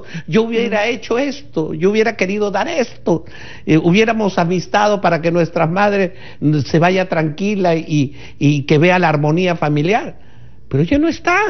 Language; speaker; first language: Spanish; native; Spanish